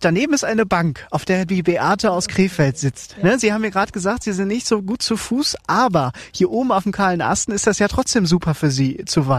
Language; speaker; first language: German; native; German